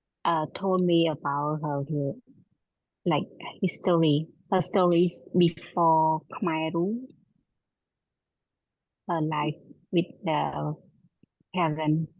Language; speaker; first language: English; non-native, learner; Khmer